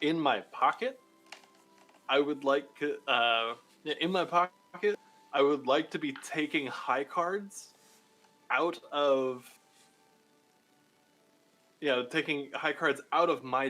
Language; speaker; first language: English; native; English